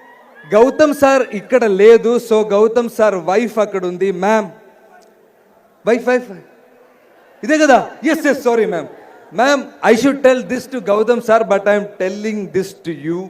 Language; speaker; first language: Telugu; non-native, learner; Malayalam